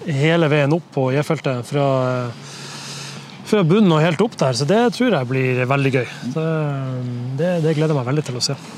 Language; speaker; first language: Norwegian; native; Norwegian